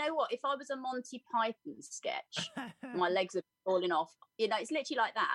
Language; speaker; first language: English; native; English